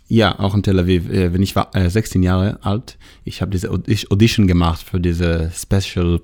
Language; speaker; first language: German; non-native, learner; Hebrew